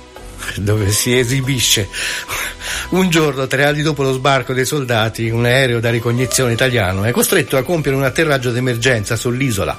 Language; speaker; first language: Italian; native; Italian